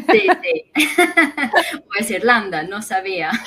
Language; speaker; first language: Spanish; non-native, fluent; English